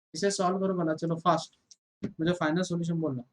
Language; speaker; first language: Hindi; non-native, local second language; Marathi